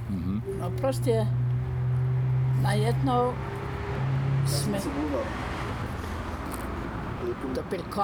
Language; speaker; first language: Czech; non-native, fluent; Icelandic